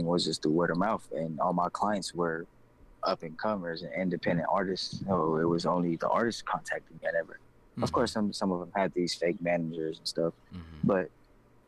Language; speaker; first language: English; native; English